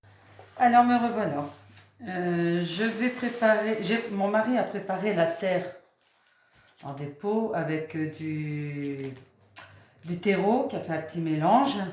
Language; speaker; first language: French; native; French